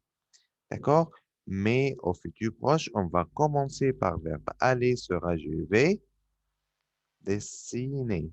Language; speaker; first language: French; non-native, fluent; Arabic